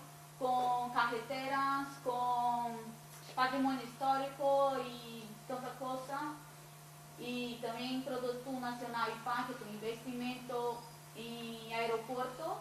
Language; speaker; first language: Spanish; non-native, fluent; Portuguese